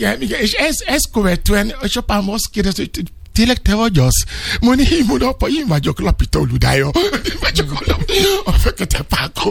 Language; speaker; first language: Hungarian; non-native, fluent; Yoruba